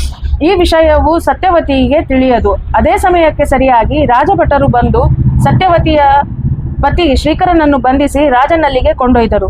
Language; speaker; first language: Kannada; native; Kannada